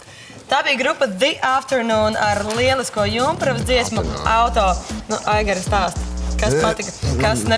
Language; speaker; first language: Latvian; native; Latvian